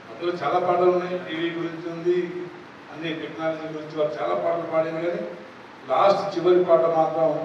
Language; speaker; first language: Telugu; non-native, local second language; Lambadi